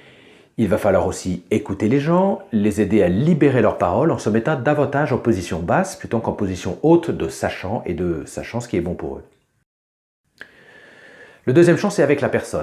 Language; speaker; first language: French; native; French